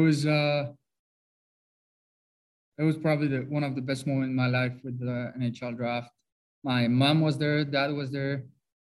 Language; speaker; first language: English; non-native, fluent; French